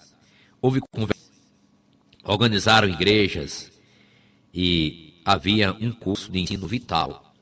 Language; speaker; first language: Portuguese; native; Portuguese